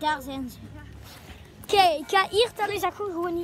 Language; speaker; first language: Dutch; native; Dutch